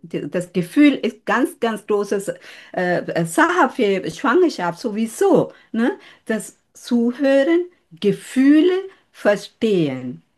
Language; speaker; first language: German; non-native, learner; Sinhala